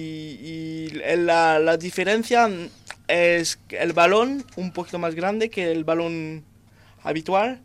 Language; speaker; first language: Spanish; non-native, fluent; French